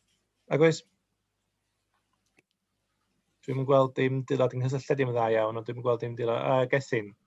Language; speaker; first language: Welsh; native; Welsh